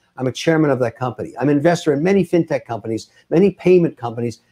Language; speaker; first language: English; native; English